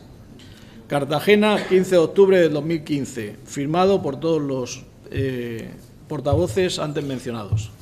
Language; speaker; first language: Spanish; native; Spanish